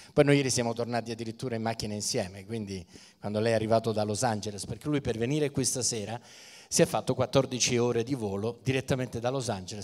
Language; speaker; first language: Italian; native; Italian